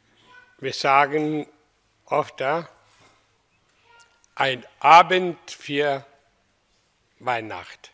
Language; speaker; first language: German; non-native, fluent; Hindi